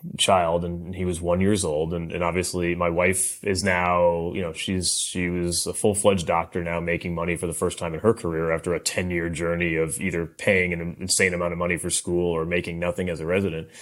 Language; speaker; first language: English; native; English